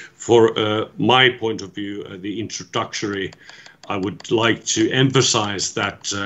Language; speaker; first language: English; non-native, fluent; Finnish